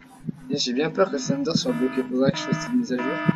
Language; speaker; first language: French; native; French